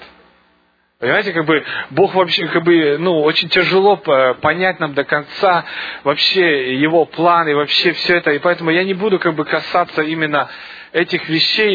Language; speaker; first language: Russian; native; Russian